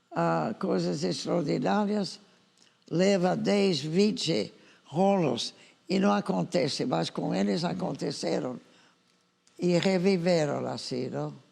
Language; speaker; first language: Portuguese; non-native, fluent; English